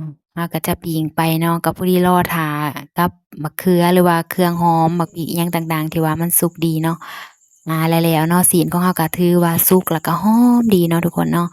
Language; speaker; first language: Thai; non-native, local second language; Lao